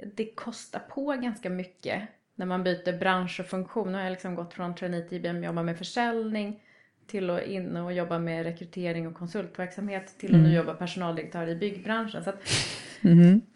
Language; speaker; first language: Swedish; native; Swedish